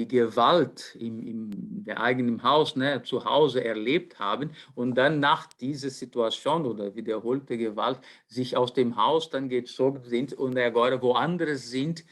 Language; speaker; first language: German; non-native, fluent; Portuguese